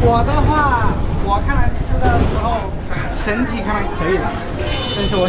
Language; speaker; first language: Chinese; non-native, learner; Bangla